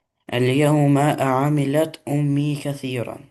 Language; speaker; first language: Arabic; non-native, learner; Albanian